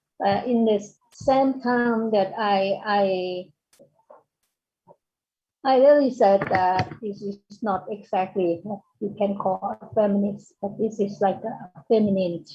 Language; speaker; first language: English; non-native, fluent; Thai